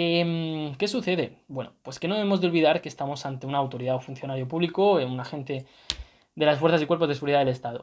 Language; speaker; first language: Spanish; native; Spanish